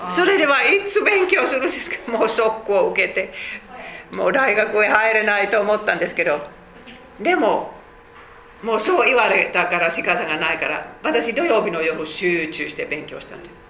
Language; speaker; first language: Japanese; non-native, fluent; Finnish